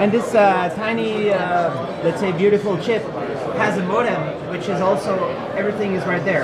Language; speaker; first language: English; non-native, fluent; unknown